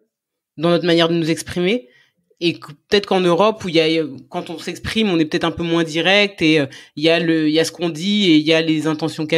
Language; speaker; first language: French; native; French